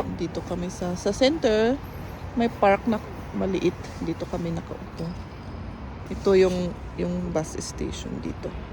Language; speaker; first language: Filipino; non-native, local second language; Iloko